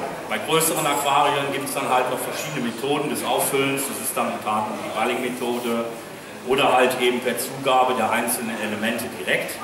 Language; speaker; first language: German; native; German